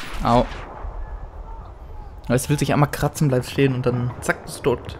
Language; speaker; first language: German; native; German